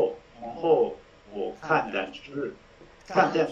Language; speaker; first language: Chinese; non-native, learner; French